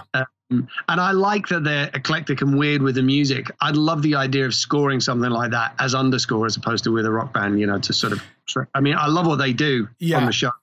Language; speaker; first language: English; native; English